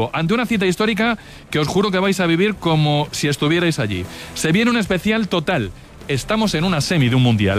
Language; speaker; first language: Spanish; native; Spanish